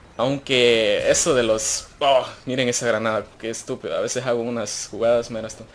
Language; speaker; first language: Spanish; native; Spanish